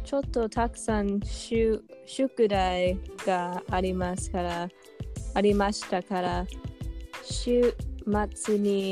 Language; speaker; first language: Japanese; non-native, learner; English